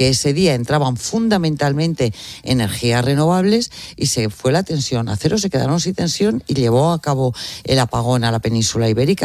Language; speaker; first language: Spanish; native; Spanish